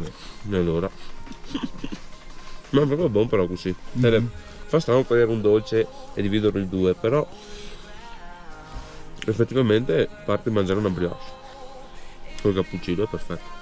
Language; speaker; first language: Italian; native; Italian